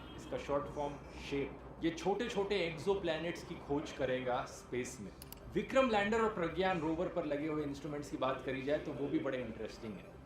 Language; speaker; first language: Hindi; native; Hindi